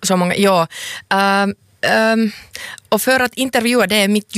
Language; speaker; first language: Swedish; non-native, local second language; Finnish